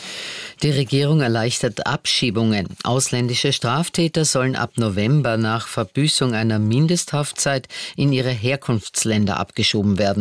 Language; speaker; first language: German; native; German